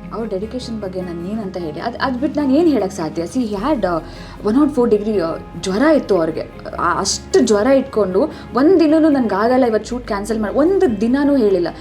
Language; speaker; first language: Kannada; native; Kannada